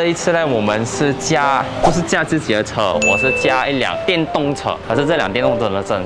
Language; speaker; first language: Chinese; native; Chinese